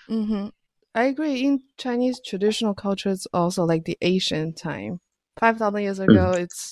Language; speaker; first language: English; non-native, fluent; Chinese